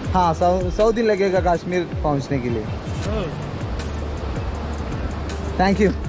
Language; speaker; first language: Hindi; non-native, local second language; Malayalam